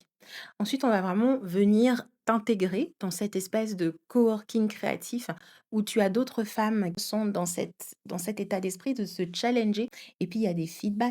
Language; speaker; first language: French; native; French